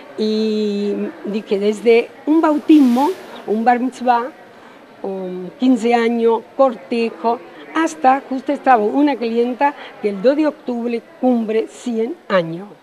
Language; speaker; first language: Spanish; early bilingual, other home language; Italian